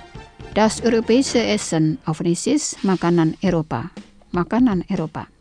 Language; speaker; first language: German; non-native, fluent; Indonesian